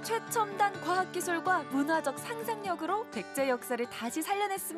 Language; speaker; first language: Korean; native; Korean